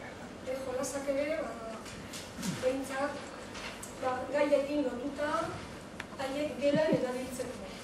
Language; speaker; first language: Basque; non-native, local second language; Spanish